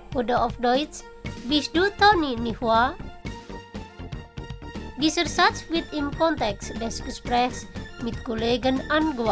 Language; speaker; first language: German; non-native, fluent; Indonesian